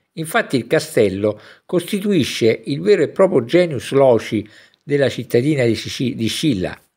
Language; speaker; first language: Italian; native; Italian